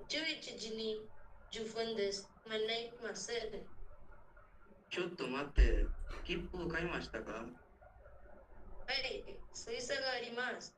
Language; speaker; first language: Japanese; non-native, learner; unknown